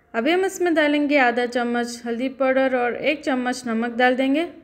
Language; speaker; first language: Hindi; non-native, local second language; Urdu